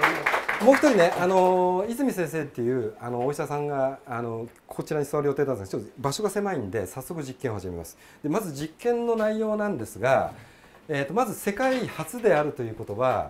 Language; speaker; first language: Japanese; native; Japanese